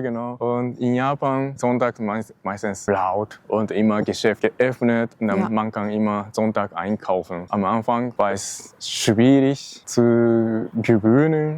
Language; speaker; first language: German; non-native, learner; Japanese